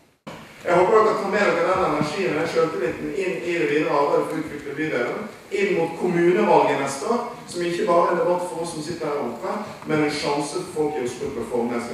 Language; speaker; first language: Norwegian; native; Norwegian